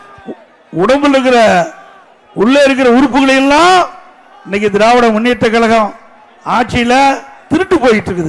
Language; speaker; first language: Tamil; native; Tamil